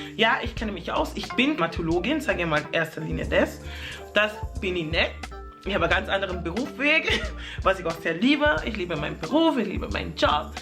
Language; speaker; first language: German; early bilingual, other home language; English